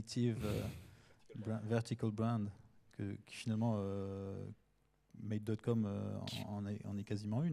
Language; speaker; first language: French; native; French